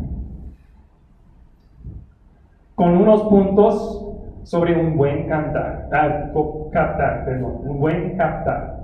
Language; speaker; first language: Spanish; non-native, fluent; English